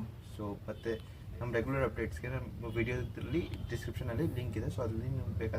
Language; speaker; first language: Kannada; non-native, local second language; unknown